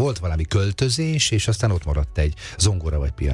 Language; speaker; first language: Hungarian; native; Hungarian